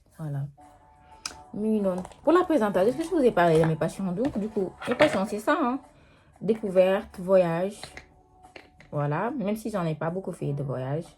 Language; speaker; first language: French; non-native, local second language; Wolof